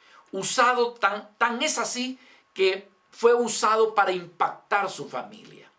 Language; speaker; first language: Spanish; native; Spanish